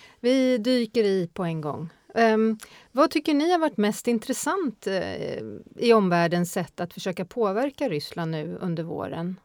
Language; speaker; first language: Swedish; native; Swedish